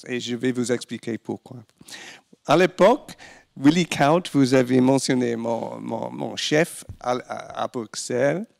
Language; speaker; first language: French; non-native, fluent; English